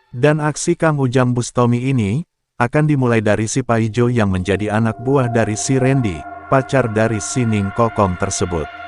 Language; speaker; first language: Indonesian; native; Indonesian